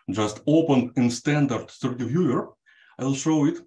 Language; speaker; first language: English; non-native, fluent; Russian